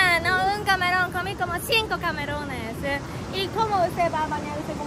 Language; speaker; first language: Spanish; non-native, fluent; Japanese